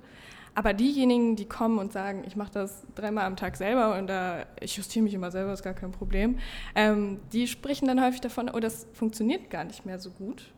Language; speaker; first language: German; native; German